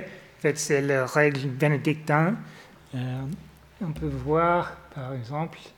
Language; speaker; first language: French; non-native, fluent; English